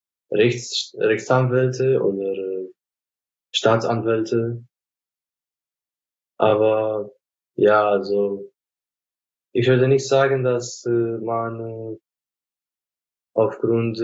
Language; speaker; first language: German; non-native, fluent; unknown